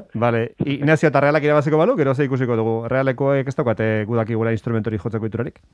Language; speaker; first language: Basque; native; Basque